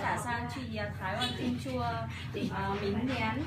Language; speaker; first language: Chinese; non-native, learner; Vietnamese